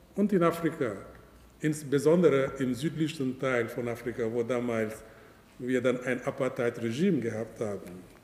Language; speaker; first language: German; non-native, fluent; Wolof